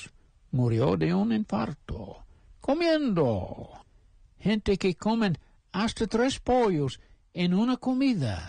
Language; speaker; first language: Spanish; non-native, fluent; English